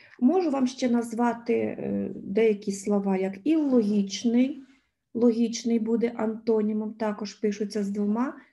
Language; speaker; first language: Ukrainian; native; Ukrainian